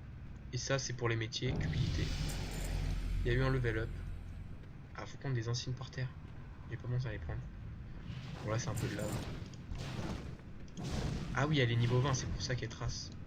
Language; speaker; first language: French; native; French